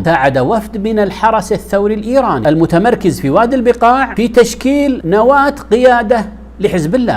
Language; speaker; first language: Arabic; native; Arabic